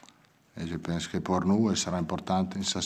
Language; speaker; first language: French; non-native, learner; Italian